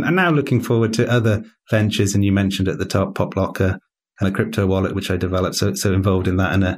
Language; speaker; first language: English; native; English